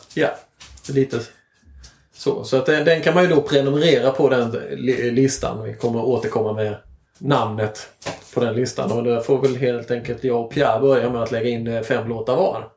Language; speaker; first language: Swedish; native; Swedish